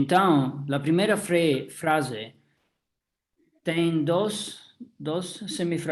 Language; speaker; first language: Portuguese; non-native, learner; Italian